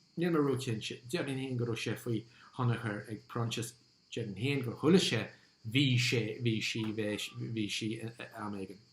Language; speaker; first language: Irish; non-native, local second language; English